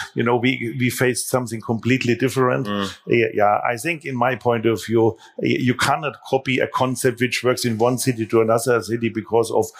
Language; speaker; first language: English; non-native, fluent; German